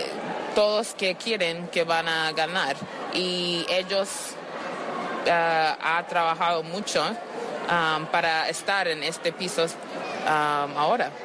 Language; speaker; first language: Spanish; non-native, learner; English